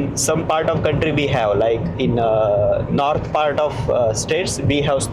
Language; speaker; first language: English; non-native, local second language; Hindi